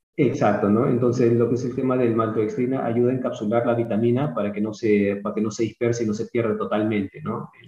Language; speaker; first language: Spanish; early bilingual, heritage; Spanish